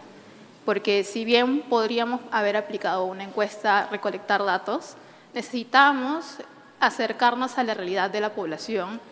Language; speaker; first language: Spanish; native; Spanish